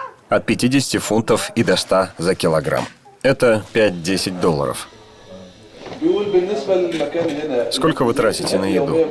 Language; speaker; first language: Russian; native; Russian